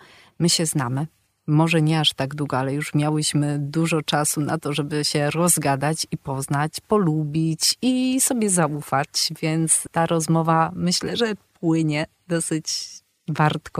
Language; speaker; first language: Polish; native; Polish